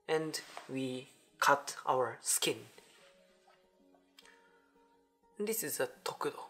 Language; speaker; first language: English; non-native, learner; Japanese